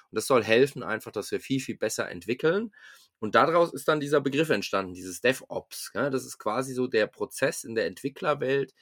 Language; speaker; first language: German; native; German